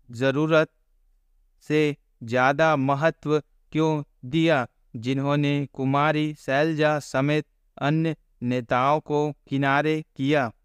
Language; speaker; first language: Hindi; native; Hindi